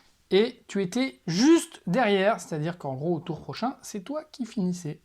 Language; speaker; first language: French; native; French